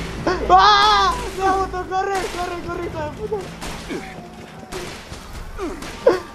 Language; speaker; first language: Spanish; native; Spanish